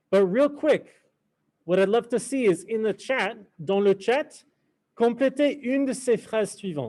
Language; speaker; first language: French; non-native, fluent; English